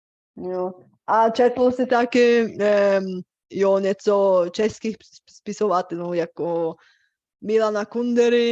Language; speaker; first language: Czech; non-native, fluent; Bulgarian